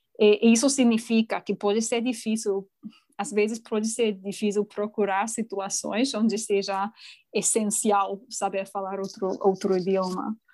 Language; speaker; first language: Portuguese; non-native, fluent; English